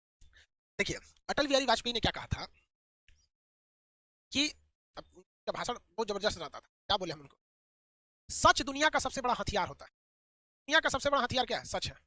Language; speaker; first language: Hindi; native; Hindi